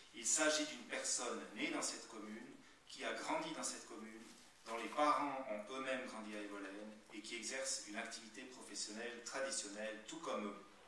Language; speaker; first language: French; native; French